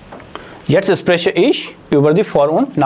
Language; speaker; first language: German; non-native, fluent; Hindi